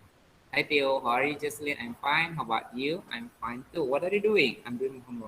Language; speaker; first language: English; non-native, learner; Indonesian